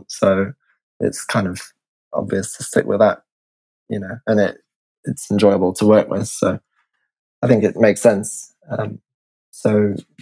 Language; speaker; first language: English; native; English